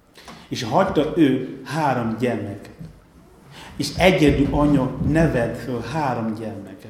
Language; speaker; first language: Hungarian; non-native, fluent; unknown